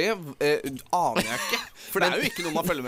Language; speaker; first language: Norwegian; native; Norwegian